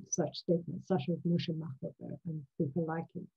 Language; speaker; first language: English; non-native, fluent; Persian